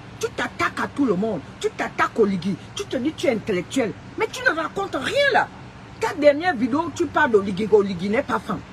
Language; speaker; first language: French; non-native, local second language; Fang